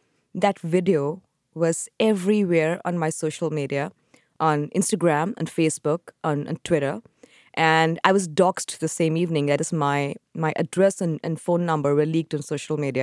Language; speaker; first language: English; non-native, local second language; Urdu